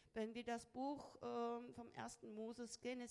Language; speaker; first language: German; non-native, fluent; Spanish